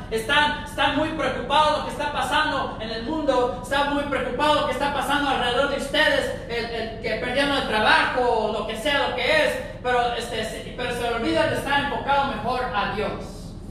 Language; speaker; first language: Spanish; early bilingual, heritage; Spanish